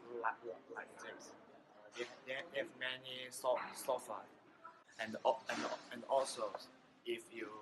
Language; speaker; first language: English; non-native, learner; Chinese